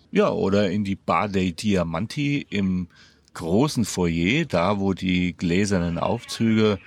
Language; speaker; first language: German; native; German